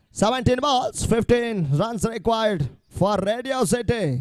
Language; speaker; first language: English; non-native, local second language; Kannada